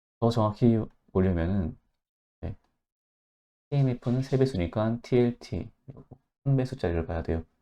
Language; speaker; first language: Korean; native; Korean